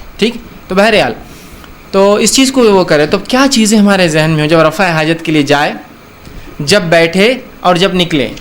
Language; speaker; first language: Urdu; native; Urdu